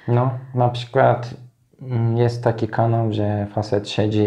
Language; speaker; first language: Polish; non-native, fluent; Turkish